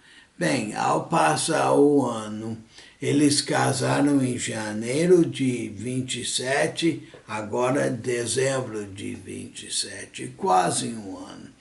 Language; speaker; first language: Portuguese; non-native, fluent; English